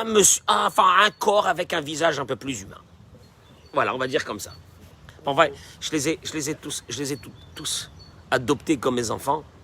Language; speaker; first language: French; native; French